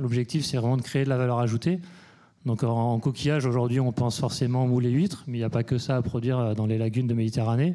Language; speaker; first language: French; native; French